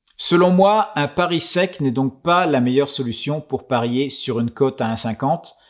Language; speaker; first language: French; native; French